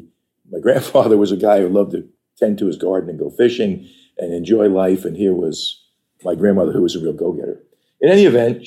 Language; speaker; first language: English; native; English